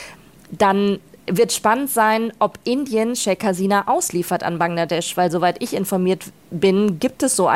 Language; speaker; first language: German; native; German